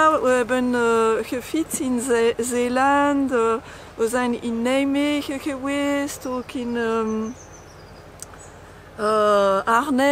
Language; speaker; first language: Dutch; non-native, learner; French